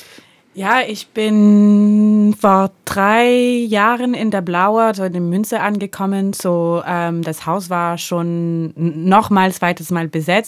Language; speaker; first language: German; non-native, learner; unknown